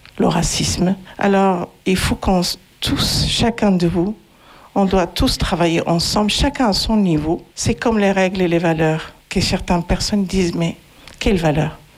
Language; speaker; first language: French; non-native, fluent; Arabic